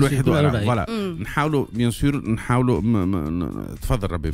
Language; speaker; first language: Arabic; native; Arabic